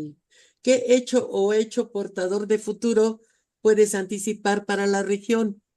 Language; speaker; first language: Spanish; native; Spanish